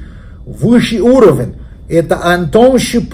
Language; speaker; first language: Russian; non-native, learner; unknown